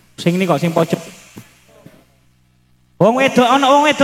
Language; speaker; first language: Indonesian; non-native, local second language; Javanese